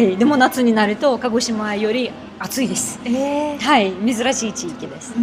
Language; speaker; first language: Japanese; non-native, fluent; Russian